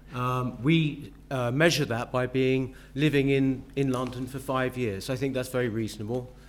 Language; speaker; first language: English; native; English